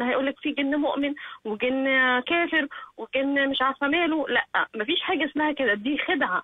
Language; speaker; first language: Arabic; native; Arabic